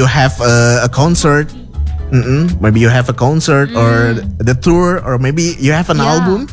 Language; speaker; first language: English; non-native, learner; Indonesian